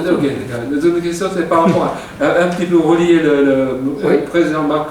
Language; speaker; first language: French; non-native, fluent; Japanese